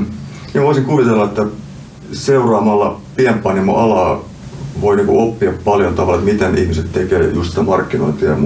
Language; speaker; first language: Finnish; native; Finnish